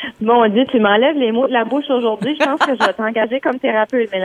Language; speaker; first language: French; native; French